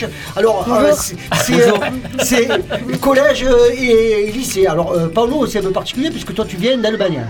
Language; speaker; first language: French; native; French